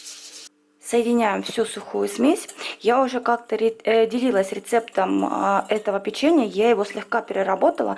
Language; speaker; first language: Russian; native; Russian